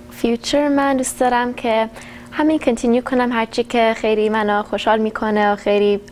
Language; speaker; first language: Persian; early bilingual, heritage; Persian